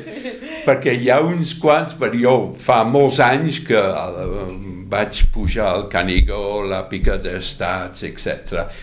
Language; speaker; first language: Catalan; non-native, fluent; English